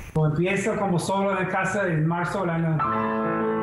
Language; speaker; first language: Spanish; non-native, fluent; English